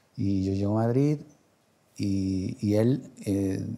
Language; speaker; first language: Spanish; native; Spanish